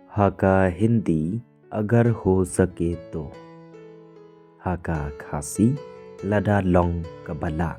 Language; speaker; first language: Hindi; non-native, local second language; Khasi